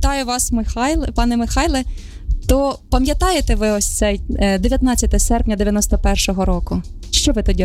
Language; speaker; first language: Ukrainian; native; Ukrainian